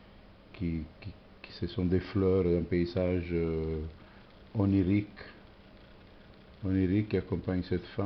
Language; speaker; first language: French; non-native, fluent; Italian